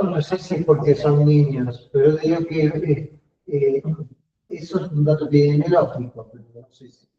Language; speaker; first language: Spanish; native; Spanish